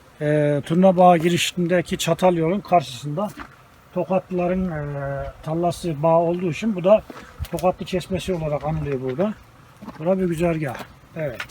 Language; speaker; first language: Turkish; native; Turkish